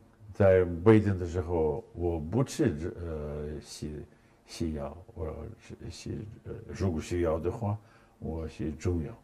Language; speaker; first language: Chinese; non-native, fluent; Russian